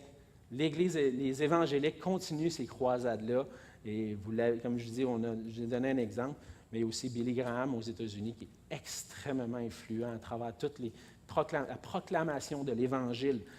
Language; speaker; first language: French; native; French